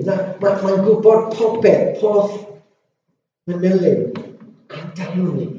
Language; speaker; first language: Welsh; non-native, local second language; English